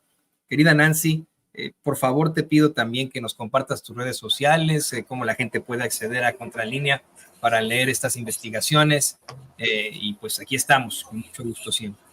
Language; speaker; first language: Spanish; native; Spanish